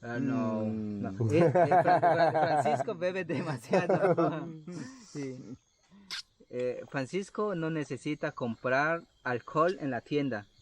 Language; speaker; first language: Spanish; non-native, local second language; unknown